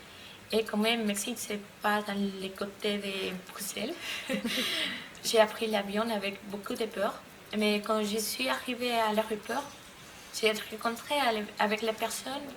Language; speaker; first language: French; non-native, learner; Spanish